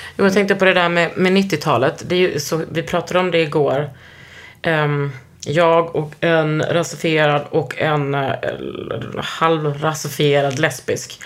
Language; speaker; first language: Swedish; native; Swedish